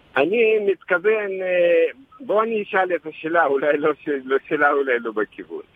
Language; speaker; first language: Hebrew; non-native, fluent; Russian